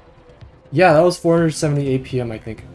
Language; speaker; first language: English; native; English